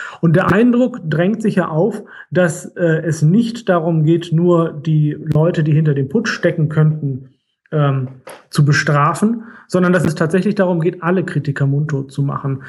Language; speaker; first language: German; native; German